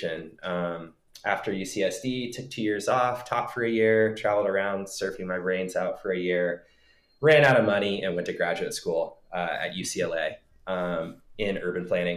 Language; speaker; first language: English; native; English